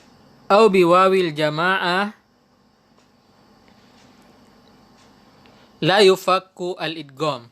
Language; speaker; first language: Arabic; non-native, fluent; Indonesian